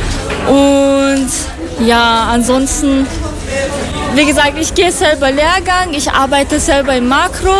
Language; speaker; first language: German; non-native, fluent; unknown